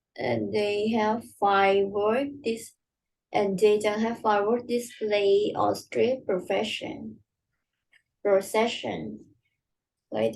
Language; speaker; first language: English; non-native, learner; Vietnamese